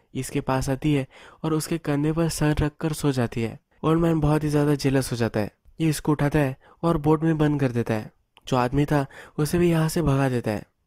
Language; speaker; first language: Hindi; native; Hindi